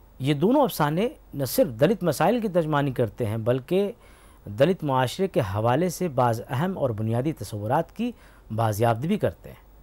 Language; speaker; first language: Urdu; native; Urdu